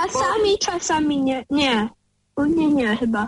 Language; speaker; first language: Polish; early bilingual, heritage; Polish